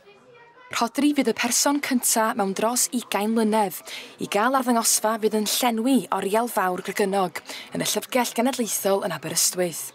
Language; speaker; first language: Welsh; native; Welsh